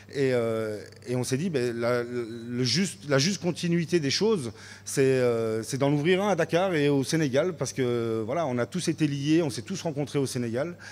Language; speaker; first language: French; native; French